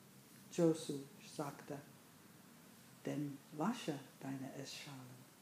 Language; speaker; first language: German; non-native, fluent; English